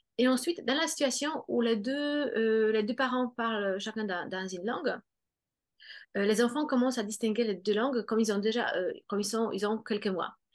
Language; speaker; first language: French; non-native, fluent; Polish